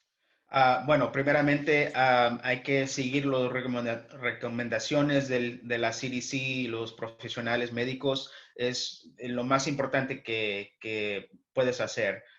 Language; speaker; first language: Spanish; early bilingual, heritage; English